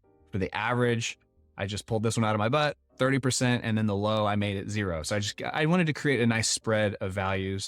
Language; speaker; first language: English; native; English